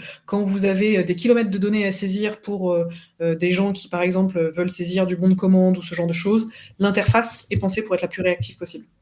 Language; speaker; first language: French; native; French